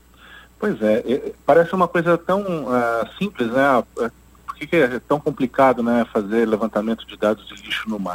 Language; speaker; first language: Portuguese; native; Portuguese